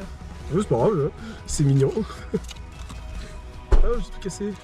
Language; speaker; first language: French; native; French